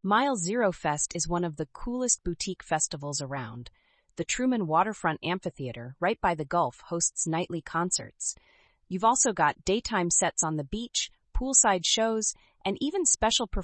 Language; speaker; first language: English; native; English